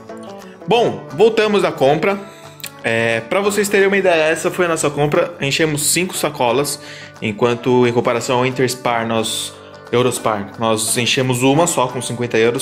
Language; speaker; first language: Portuguese; native; Portuguese